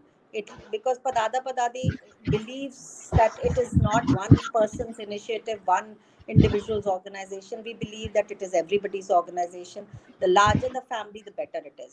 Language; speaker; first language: English; non-native, local second language; Hindi